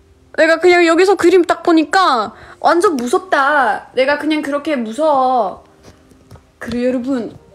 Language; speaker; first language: Korean; non-native, fluent; Russian